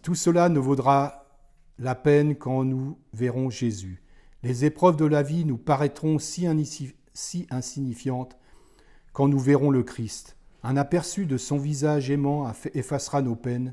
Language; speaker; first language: French; native; French